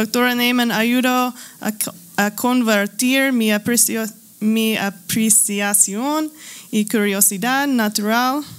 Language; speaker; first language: Spanish; non-native, learner; English